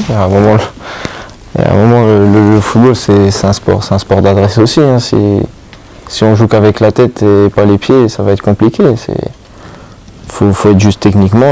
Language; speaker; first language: French; native; French